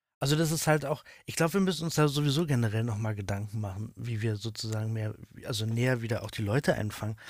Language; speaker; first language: German; native; German